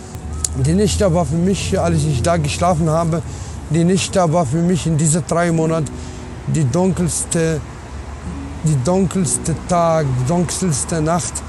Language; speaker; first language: German; non-native, learner; Arabic